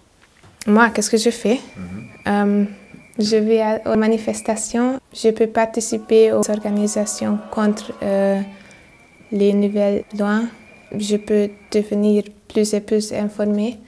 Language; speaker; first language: French; non-native, learner; Hungarian